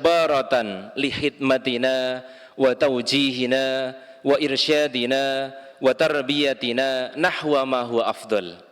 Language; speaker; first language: Arabic; non-native, fluent; Indonesian